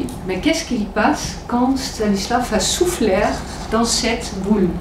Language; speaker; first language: French; non-native, fluent; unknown